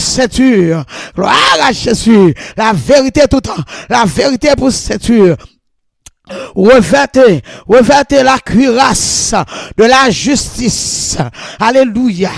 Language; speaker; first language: French; non-native, local second language; Haitian Creole